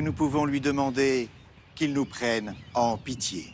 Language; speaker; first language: French; native; French